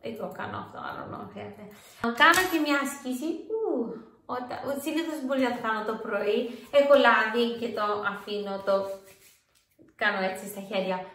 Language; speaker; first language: Greek; early bilingual, heritage; English